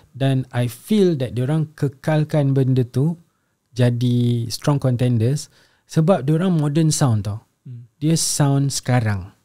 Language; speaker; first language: Malay; native; Malay